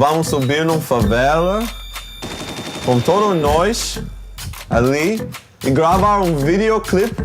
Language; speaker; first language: Portuguese; non-native, learner; English